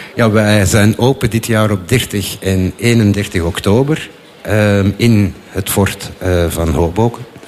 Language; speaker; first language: Dutch; native; Dutch